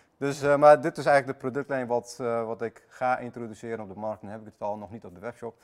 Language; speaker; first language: Dutch; early bilingual, other home language; Armenian